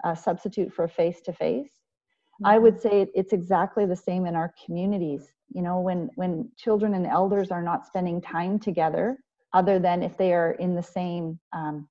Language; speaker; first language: English; native; English